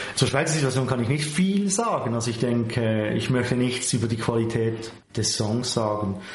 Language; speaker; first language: German; native; German